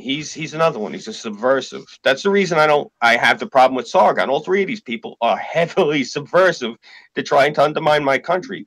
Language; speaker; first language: English; native; English